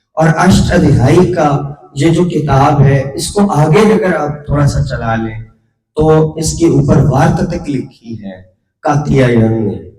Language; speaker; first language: Urdu; non-native, local second language; Punjabi